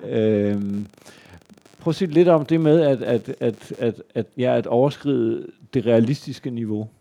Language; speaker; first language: Danish; native; Danish